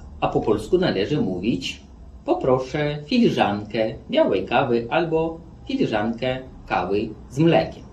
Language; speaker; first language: Polish; non-native, fluent; Belarusian